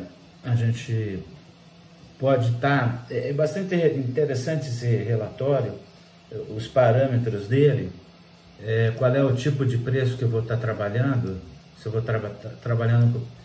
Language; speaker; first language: Portuguese; native; Portuguese